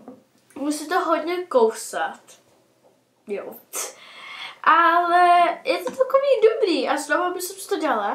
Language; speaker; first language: Czech; early bilingual, heritage; Czech